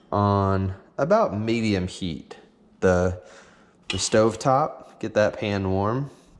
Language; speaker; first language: English; native; English